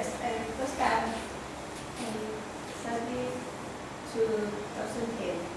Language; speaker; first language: English; non-native, learner; Thai